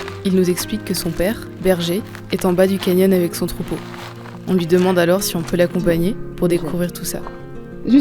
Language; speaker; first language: French; native; French